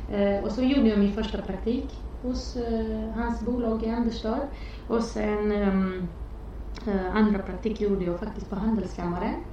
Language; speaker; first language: Swedish; non-native, fluent; Romanian